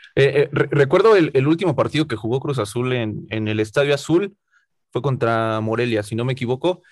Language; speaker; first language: Spanish; native; Spanish